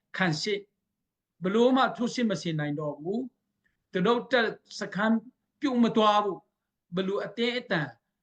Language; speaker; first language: Burmese; non-native, local second language; Hakha Chin